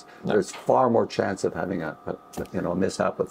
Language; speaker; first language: English; native; English